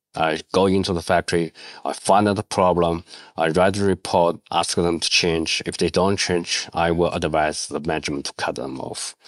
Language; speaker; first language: English; non-native, learner; Chinese